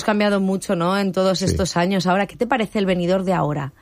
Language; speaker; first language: Spanish; native; Spanish